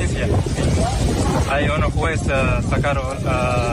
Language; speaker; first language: Spanish; non-native, learner; Arabic